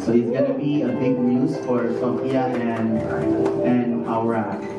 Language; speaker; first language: English; non-native, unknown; Indonesian